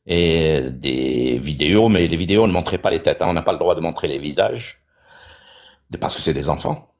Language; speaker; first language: French; non-native, local second language; Arabic